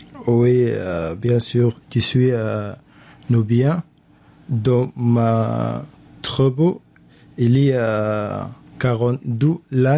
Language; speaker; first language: French; non-native, learner; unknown